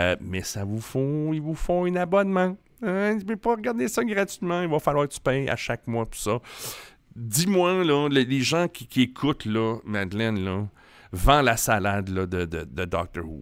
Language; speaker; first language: French; native; French